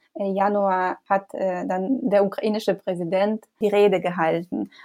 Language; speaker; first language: German; non-native, fluent; Ukrainian